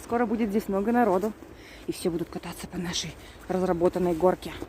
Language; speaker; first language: Russian; native; Russian